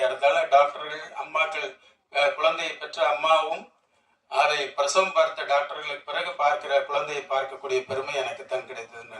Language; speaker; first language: Tamil; native; Tamil